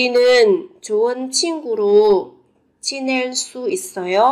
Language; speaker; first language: Korean; non-native, fluent; Vietnamese